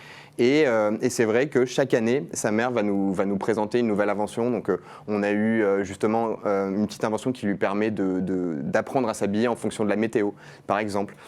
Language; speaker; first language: French; native; French